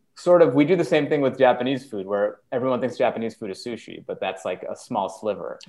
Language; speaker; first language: English; early bilingual, other home language; Persian